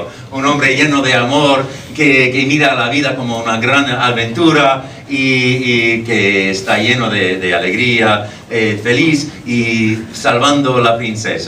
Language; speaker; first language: Spanish; non-native, fluent; English